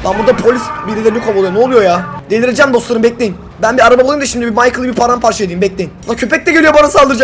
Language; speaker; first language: Turkish; native; Turkish